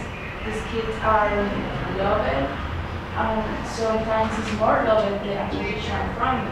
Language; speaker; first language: English; non-native, learner; Spanish